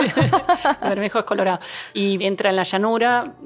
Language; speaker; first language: Spanish; native; Spanish